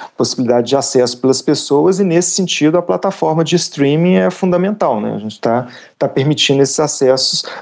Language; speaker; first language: Portuguese; native; Portuguese